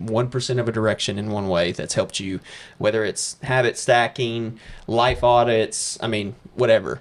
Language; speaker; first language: English; native; English